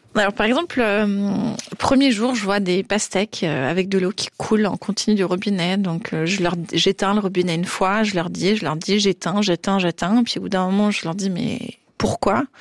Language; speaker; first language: French; native; French